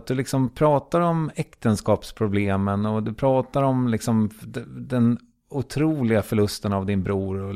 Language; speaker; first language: Swedish; native; Swedish